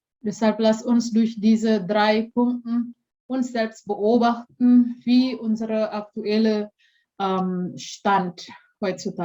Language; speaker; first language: German; non-native, fluent; Indonesian